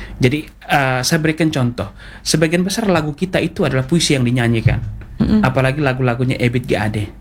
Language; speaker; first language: Indonesian; non-native, local second language; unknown